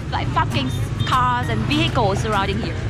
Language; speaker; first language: English; non-native, learner; Vietnamese